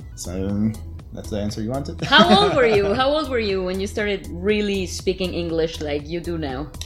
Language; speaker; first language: English; non-native, fluent; Portuguese